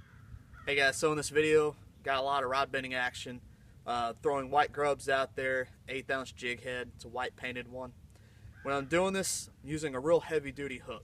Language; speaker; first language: English; native; English